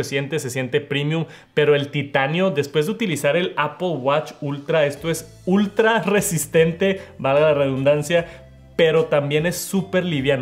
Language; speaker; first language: Spanish; native; Spanish